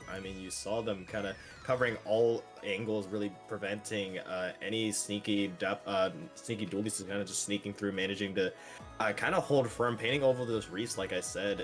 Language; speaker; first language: English; native; English